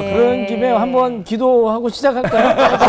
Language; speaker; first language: Korean; native; Korean